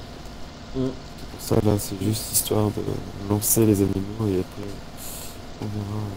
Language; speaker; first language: French; native; French